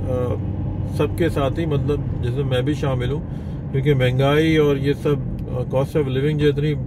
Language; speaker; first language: Urdu; native; Urdu